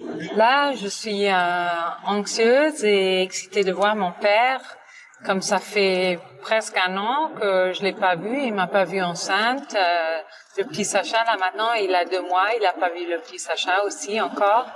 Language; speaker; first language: French; non-native, fluent; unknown